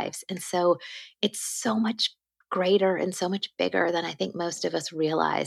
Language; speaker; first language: English; native; English